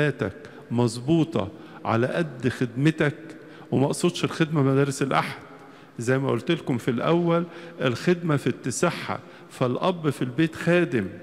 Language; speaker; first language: Arabic; native; Arabic